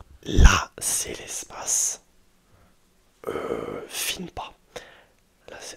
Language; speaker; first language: French; native; French